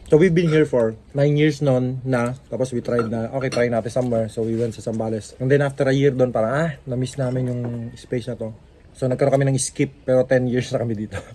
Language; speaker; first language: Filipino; native; Filipino